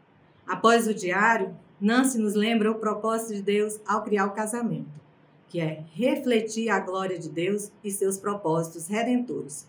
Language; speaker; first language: Portuguese; native; Portuguese